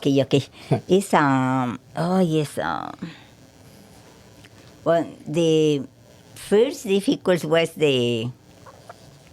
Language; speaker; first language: English; non-native, learner; Spanish